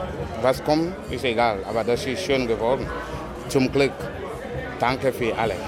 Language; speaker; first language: German; non-native, learner; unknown